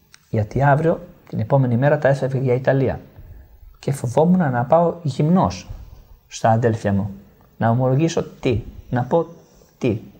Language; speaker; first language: Greek; non-native, fluent; Italian